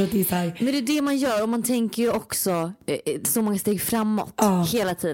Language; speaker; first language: Swedish; native; Swedish